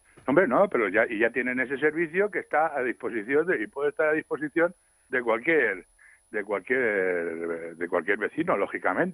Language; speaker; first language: Spanish; native; Spanish